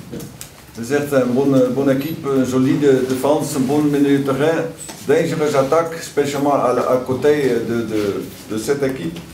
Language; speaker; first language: French; non-native, learner; Dutch